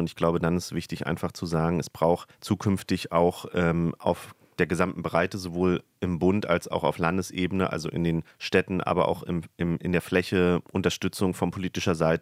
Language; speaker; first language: German; native; German